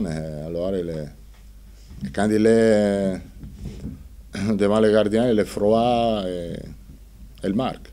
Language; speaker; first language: French; non-native, fluent; Italian